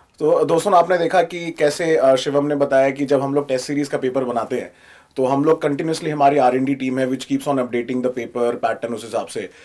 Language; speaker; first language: Hindi; native; Hindi